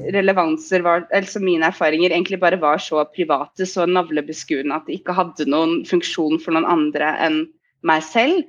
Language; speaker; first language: Norwegian; native; Norwegian